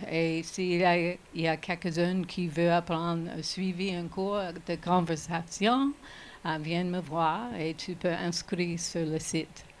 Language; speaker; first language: French; non-native, learner; English